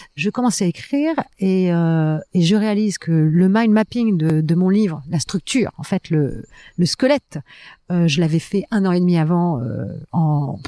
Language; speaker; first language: French; native; French